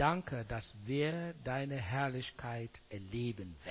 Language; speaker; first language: German; non-native, learner; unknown